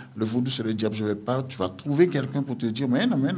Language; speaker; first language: French; native; French